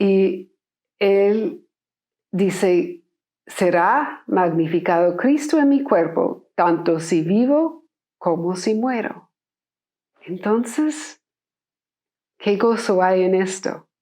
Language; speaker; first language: Spanish; non-native, fluent; English